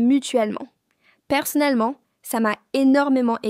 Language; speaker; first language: French; non-native, fluent; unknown